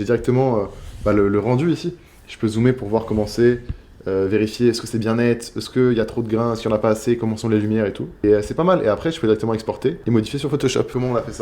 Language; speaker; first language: French; native; French